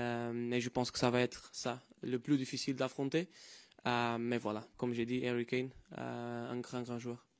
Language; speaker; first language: French; non-native, fluent; Portuguese